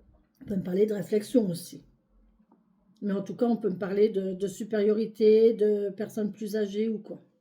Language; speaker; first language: French; native; French